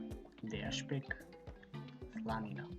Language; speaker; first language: German; non-native, fluent; Macedonian